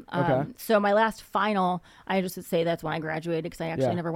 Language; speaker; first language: English; native; English